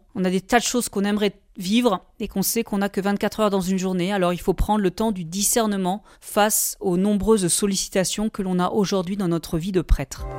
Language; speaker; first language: French; native; French